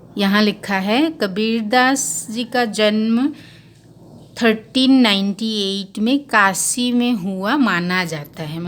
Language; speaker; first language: Hindi; non-native, local second language; Assamese